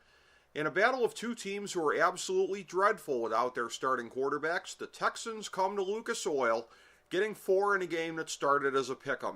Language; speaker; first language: English; native; English